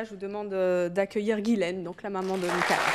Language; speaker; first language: French; native; French